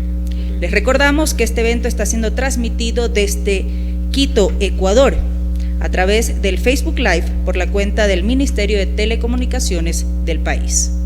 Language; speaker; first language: Spanish; native; Spanish